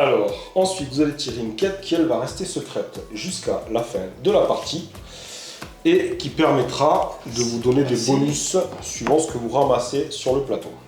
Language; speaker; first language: French; native; French